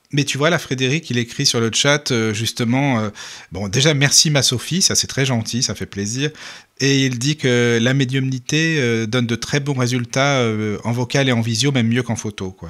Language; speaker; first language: French; native; French